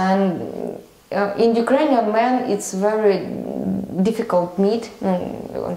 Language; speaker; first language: English; non-native, learner; Russian